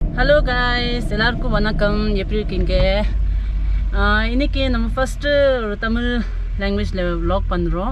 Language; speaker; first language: Tamil; non-native, local second language; Tibetan